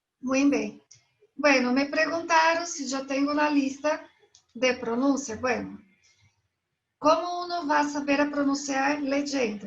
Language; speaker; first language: Spanish; non-native, fluent; Portuguese